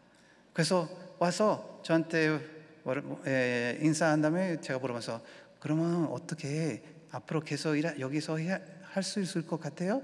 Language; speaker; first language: Korean; non-native, learner; Spanish